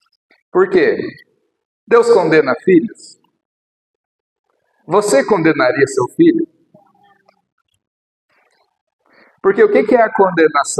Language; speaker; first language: Portuguese; native; Portuguese